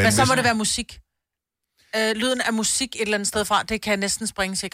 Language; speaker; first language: Danish; native; Danish